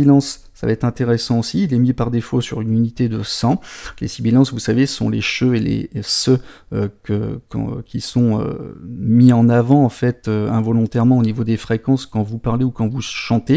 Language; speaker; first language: French; native; French